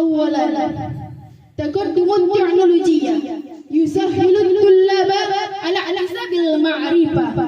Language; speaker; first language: Arabic; non-native, learner; Indonesian